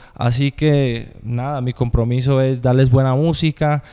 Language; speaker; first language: Spanish; native; Spanish